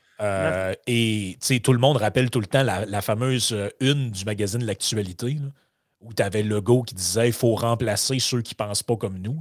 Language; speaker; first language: French; native; French